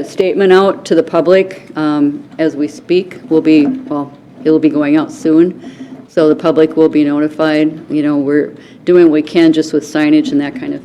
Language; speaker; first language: English; native; English